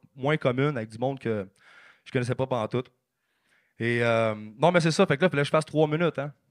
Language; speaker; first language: French; native; French